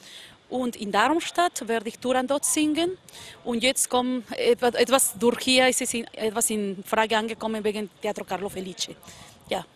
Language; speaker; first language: German; non-native, fluent; Spanish